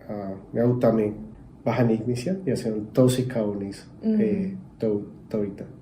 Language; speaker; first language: Finnish; non-native, learner; Spanish